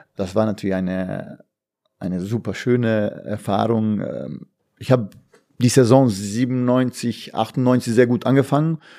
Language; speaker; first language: German; non-native, fluent; Bosnian